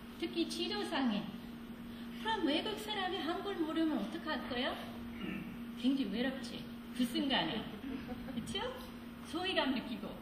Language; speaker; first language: Korean; non-native, fluent; English